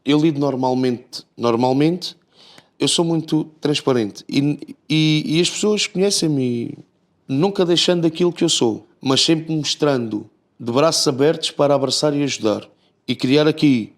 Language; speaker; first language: Portuguese; native; Portuguese